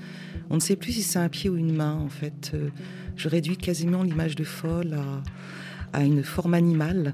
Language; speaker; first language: French; native; French